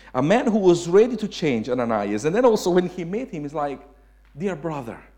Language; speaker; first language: English; non-native, fluent; Italian